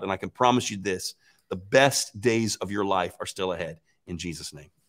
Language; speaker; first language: English; native; English